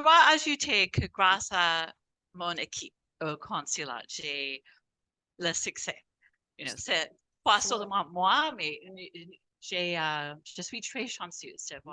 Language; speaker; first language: French; non-native, fluent; English